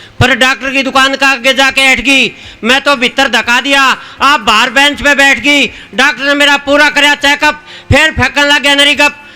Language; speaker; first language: Hindi; native; Hindi